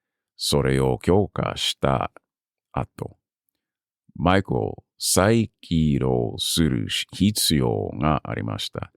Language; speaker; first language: Japanese; non-native, learner; English